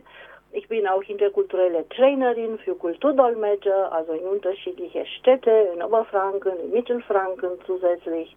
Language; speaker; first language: German; non-native, fluent; Romanian